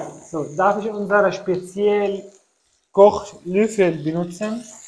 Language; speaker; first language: German; non-native, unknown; Arabic